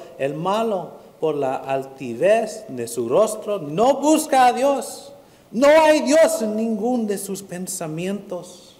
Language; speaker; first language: Spanish; early bilingual, heritage; Spanish